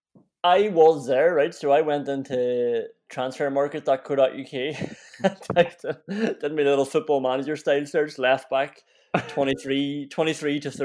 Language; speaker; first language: English; native; English